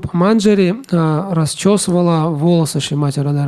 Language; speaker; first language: Russian; native; Russian